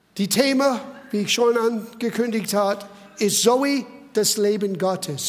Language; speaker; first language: German; non-native, fluent; English